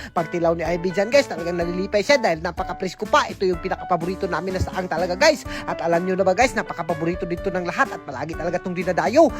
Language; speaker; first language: Filipino; non-native, local second language; Cebuano